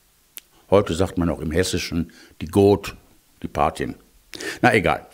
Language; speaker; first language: German; native; German